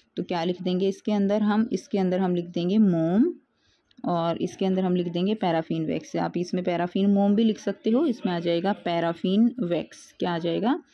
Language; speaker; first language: Hindi; native; Hindi